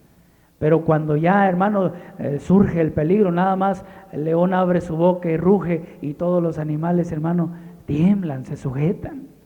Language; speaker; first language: Spanish; native; Spanish